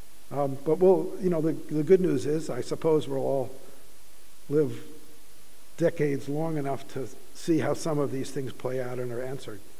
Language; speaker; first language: English; native; English